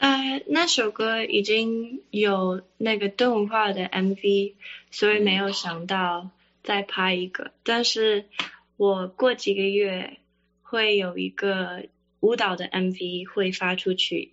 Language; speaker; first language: Chinese; early bilingual, heritage; Chinese